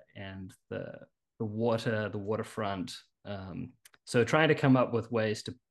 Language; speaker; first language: English; native; English